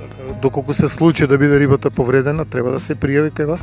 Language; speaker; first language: Macedonian; native; Macedonian